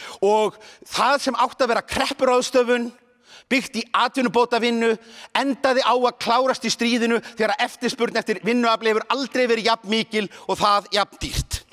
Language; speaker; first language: Icelandic; native; Icelandic